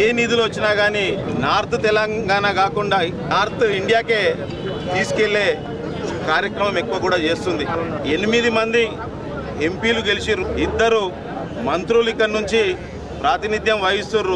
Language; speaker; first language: Telugu; native; Telugu